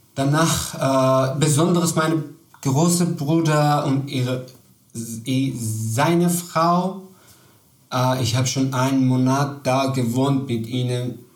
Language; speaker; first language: German; non-native, learner; Persian